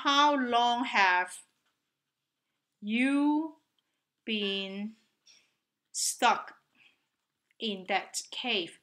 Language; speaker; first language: English; non-native, local second language; Cantonese